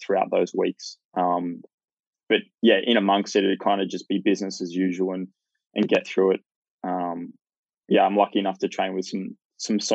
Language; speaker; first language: English; native; English